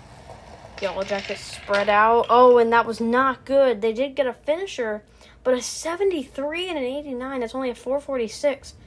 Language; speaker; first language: English; native; English